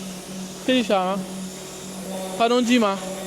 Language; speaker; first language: Chinese; non-native, learner; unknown